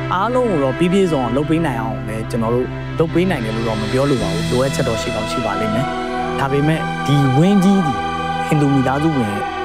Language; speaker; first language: Burmese; non-native, local second language; Tamil